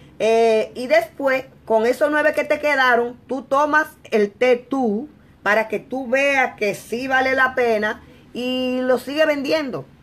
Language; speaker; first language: Spanish; native; Spanish